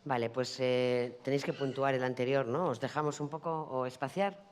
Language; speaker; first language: Spanish; native; Spanish